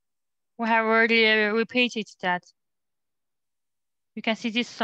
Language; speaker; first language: English; non-native, learner; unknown